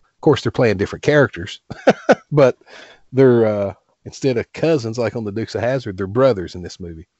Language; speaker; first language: English; native; English